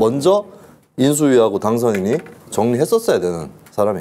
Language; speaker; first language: Korean; native; Korean